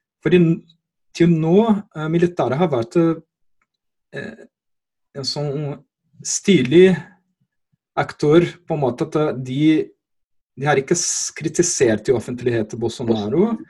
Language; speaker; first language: Norwegian; non-native, fluent; Portuguese